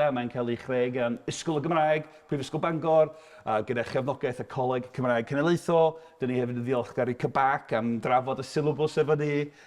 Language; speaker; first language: Welsh; non-native, fluent; English